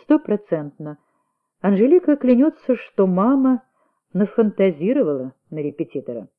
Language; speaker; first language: Russian; native; Russian